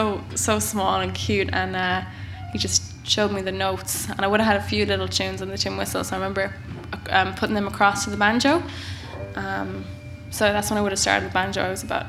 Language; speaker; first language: English; native; English